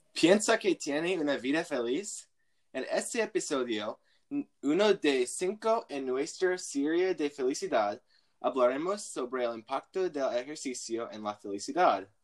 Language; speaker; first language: Spanish; non-native, learner; English